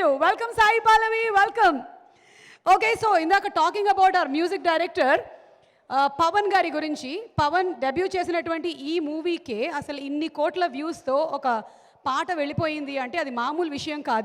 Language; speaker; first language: Telugu; native; Telugu